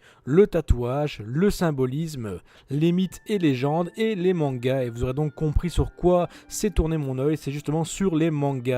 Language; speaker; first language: French; native; French